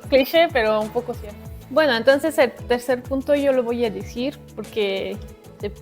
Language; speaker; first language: Spanish; non-native, fluent; French